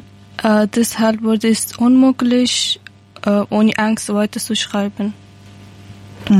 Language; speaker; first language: German; non-native, learner; Persian